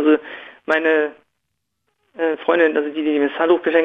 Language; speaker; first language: German; native; German